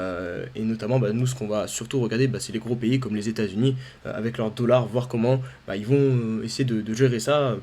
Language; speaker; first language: French; native; French